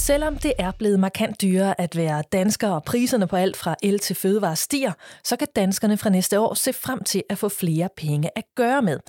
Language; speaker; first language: Danish; native; Danish